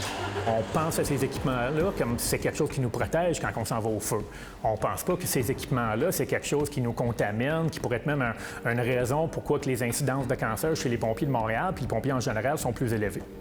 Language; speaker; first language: French; native; French